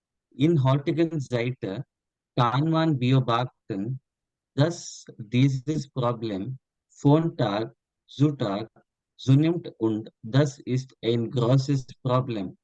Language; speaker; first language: German; non-native, learner; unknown